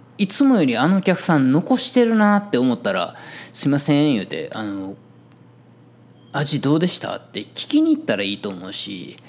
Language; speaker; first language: Japanese; native; Japanese